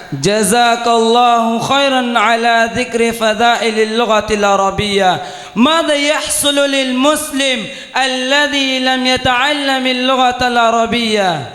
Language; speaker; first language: Arabic; non-native, learner; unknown